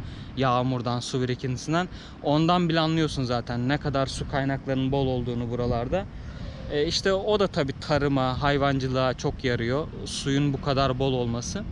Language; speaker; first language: Turkish; native; Turkish